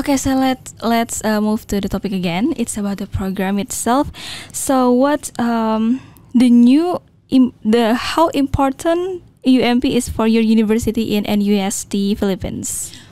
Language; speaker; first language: English; non-native, learner; Indonesian